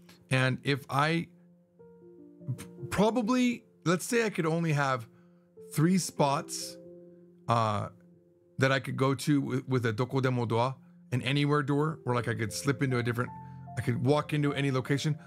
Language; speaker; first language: English; native; English